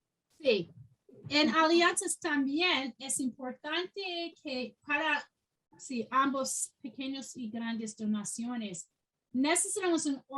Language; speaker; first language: Spanish; non-native, fluent; English